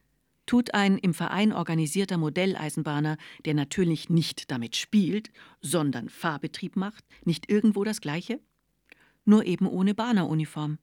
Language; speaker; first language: German; native; German